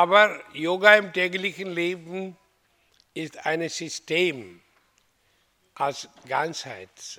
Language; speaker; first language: German; non-native, learner; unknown